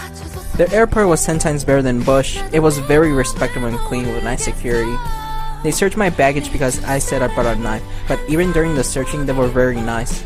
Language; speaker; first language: English; early bilingual, other home language; Spanish